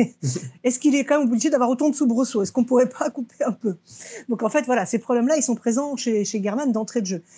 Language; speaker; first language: French; early bilingual, other home language; Russian